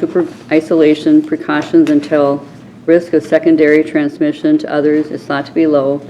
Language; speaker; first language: English; native; English